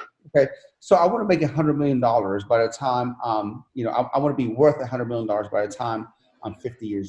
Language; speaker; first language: English; non-native, fluent; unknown